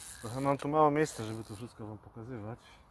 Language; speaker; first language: Polish; native; Polish